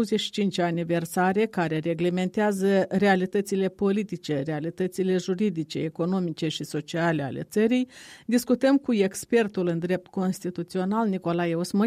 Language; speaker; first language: Romanian; native; Romanian